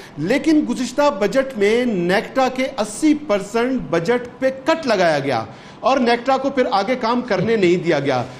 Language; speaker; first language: Urdu; non-native, local second language; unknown